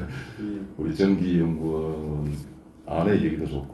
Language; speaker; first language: Korean; native; Korean